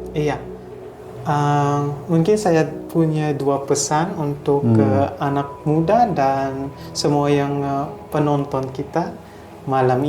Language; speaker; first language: Indonesian; non-native, fluent; Hiligaynon